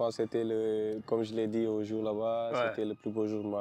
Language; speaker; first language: French; non-native, local second language; Wolof